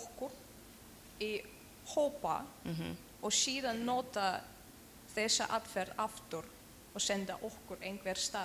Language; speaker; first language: Icelandic; non-native, learner; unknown